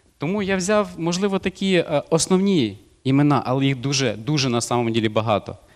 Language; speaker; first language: Ukrainian; non-native, local second language; Russian